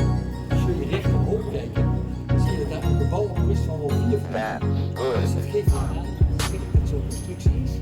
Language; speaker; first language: Dutch; native; Dutch